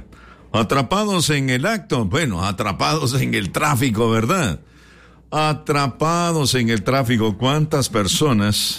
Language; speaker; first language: Spanish; native; Spanish